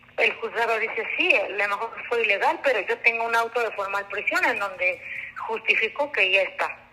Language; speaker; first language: Spanish; non-native, local second language; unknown